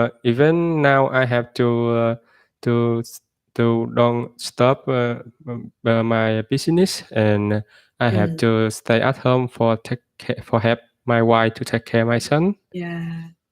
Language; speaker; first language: English; non-native, learner; Vietnamese